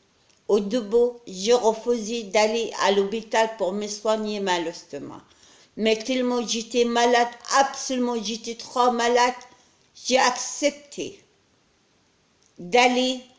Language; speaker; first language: French; non-native, learner; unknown